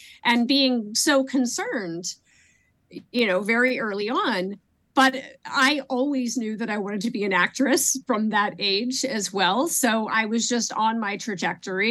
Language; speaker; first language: English; native; English